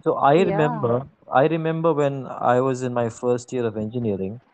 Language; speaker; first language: English; non-native, local second language; Malayalam